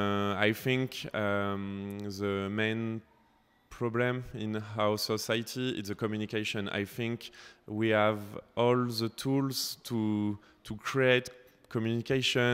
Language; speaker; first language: English; non-native, learner; French